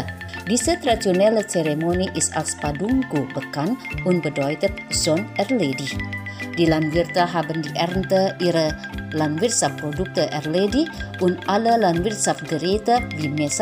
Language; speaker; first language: German; non-native, fluent; Indonesian